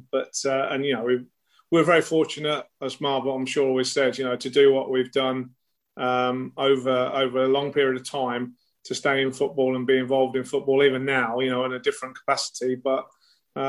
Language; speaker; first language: English; native; English